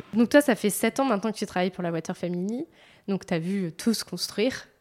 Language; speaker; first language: French; native; French